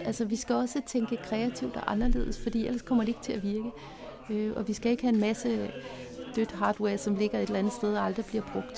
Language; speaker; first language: Danish; native; Danish